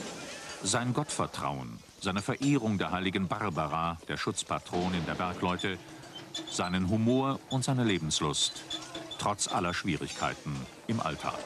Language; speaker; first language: German; native; German